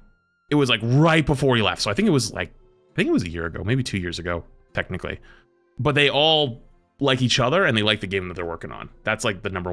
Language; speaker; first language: English; native; English